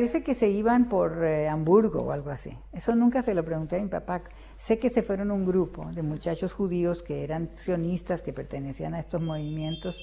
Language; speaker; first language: Spanish; early bilingual, other home language; Russian